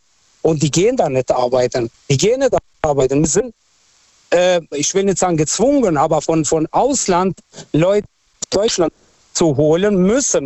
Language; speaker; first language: German; non-native, fluent; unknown